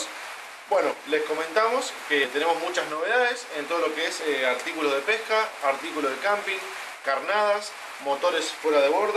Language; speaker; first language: Spanish; native; Spanish